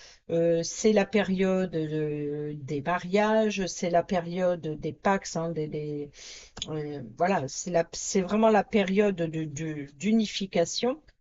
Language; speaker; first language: French; native; French